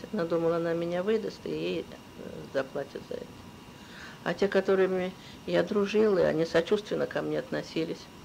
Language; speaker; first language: Russian; native; Russian